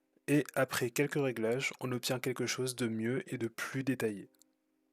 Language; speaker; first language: French; native; French